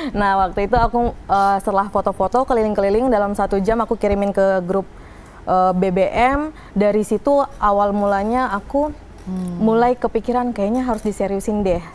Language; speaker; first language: Indonesian; native; Indonesian